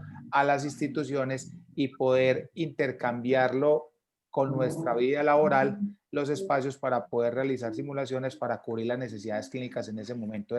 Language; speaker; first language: Spanish; native; Spanish